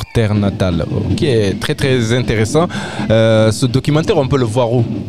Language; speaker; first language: French; native; French